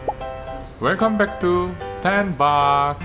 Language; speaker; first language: English; non-native, learner; Korean